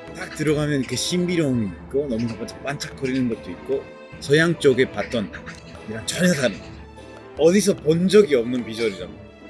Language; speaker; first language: Korean; non-native, fluent; Spanish